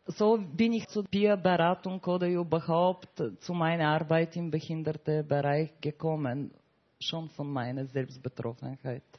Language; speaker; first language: German; non-native, fluent; Bulgarian